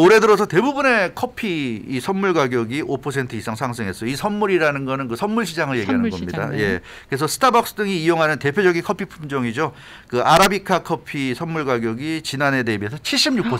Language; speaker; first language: Korean; native; Korean